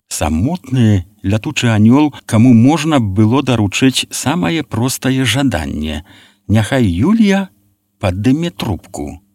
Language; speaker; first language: Belarusian; native; Belarusian